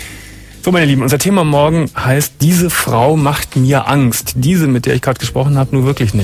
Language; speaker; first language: German; native; German